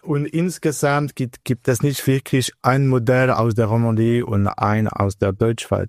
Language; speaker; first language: German; non-native, local second language; French